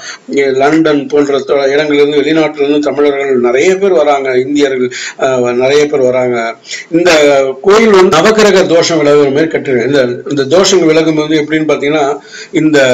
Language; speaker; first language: Tamil; native; Tamil